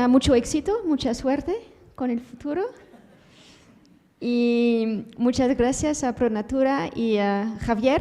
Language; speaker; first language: Spanish; non-native, fluent; Dutch